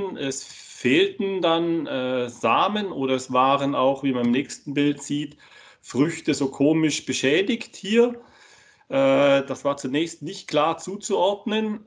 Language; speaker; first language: German; native; German